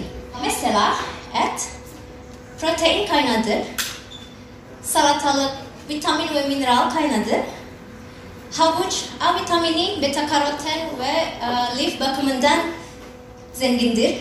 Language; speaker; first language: Turkish; non-native, learner; Indonesian